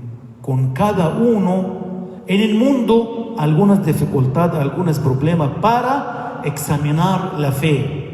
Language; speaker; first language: Spanish; non-native, fluent; Arabic